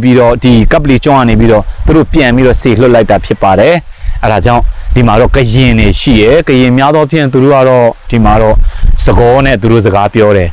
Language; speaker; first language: Burmese; non-native, fluent; Mizo